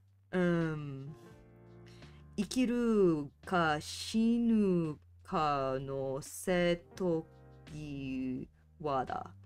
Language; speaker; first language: Japanese; non-native, learner; English